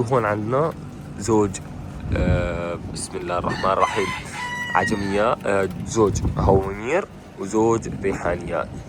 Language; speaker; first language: Arabic; native; Arabic